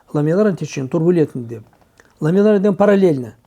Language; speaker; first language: Russian; non-native, local second language; Kazakh